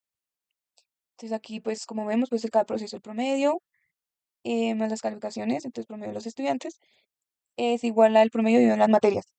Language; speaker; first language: Spanish; native; Spanish